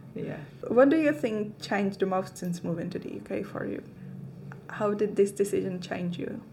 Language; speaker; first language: English; non-native, fluent; Czech